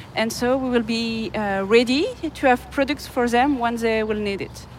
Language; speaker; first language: English; non-native, fluent; French